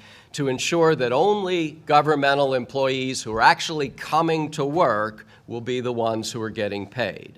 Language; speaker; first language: English; native; English